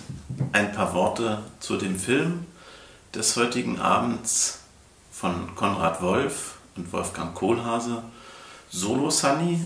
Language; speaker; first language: German; native; German